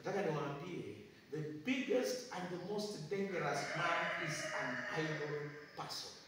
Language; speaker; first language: English; non-native, local second language; Swahili